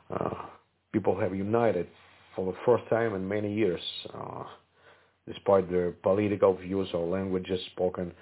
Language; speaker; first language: English; non-native, fluent; Ukrainian